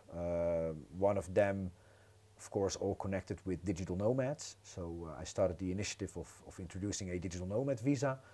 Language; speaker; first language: English; non-native, fluent; Dutch